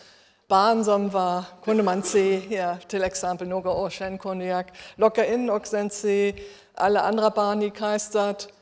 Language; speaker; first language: Swedish; non-native, fluent; German